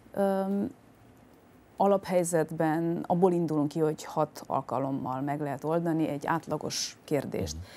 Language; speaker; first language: Hungarian; native; Hungarian